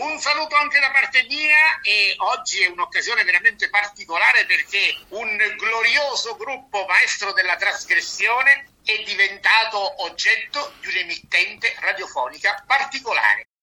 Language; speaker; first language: Italian; native; Italian